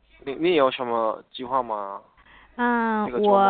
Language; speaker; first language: Chinese; non-native, learner; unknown